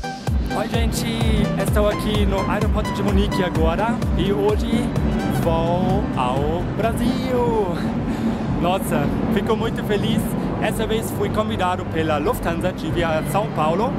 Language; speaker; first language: Portuguese; non-native, fluent; German